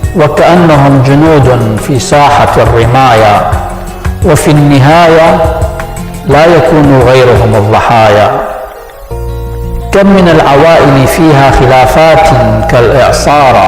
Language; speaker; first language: Arabic; native; Arabic